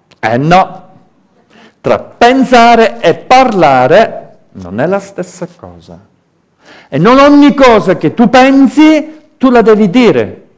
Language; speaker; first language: Italian; native; Italian